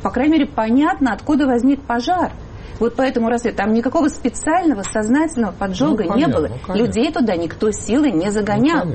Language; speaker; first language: Russian; native; Russian